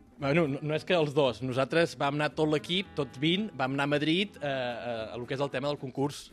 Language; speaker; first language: Catalan; native; Catalan